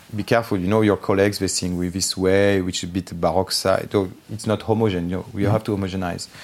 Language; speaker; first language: English; non-native, fluent; Armenian